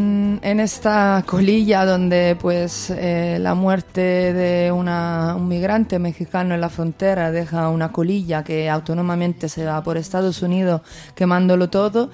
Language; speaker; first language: Spanish; native; Spanish